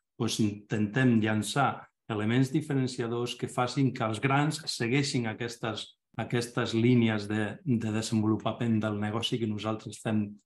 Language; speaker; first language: Catalan; non-native, local second language; Spanish